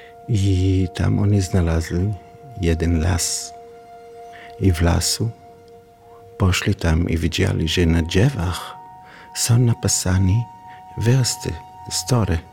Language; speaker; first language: Polish; non-native, learner; Hebrew